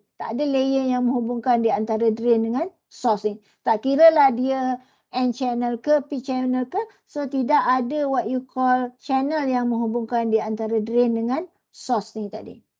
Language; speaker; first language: Malay; native; Malay